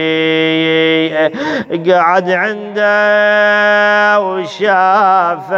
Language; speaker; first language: Arabic; native; Arabic